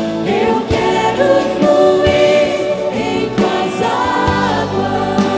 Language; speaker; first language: Portuguese; native; Portuguese